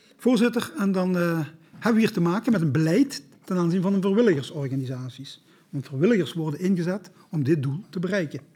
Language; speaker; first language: Dutch; native; Dutch